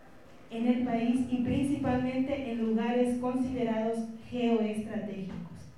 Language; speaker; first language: Spanish; native; Spanish